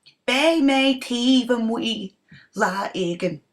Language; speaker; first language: Irish; non-native, local second language; English